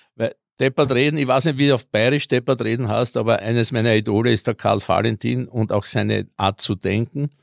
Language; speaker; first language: German; early bilingual, other home language; Croatian